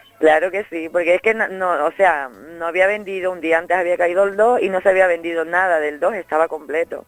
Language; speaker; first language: Spanish; native; Spanish